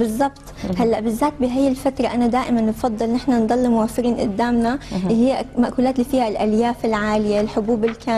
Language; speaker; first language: Arabic; native; Arabic